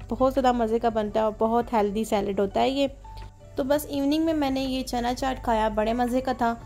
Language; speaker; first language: Urdu; native; Urdu